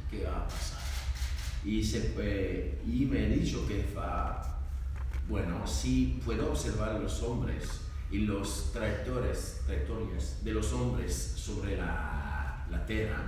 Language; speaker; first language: Spanish; non-native, learner; French